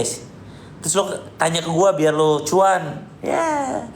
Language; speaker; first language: Indonesian; native; Indonesian